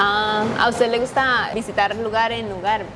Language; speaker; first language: Spanish; native; Spanish